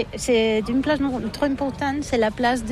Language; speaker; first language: French; non-native, learner; Catalan